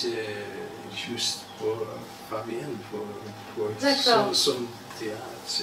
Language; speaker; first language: French; non-native, learner; English